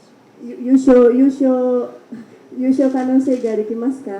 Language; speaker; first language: Japanese; non-native, learner; Indonesian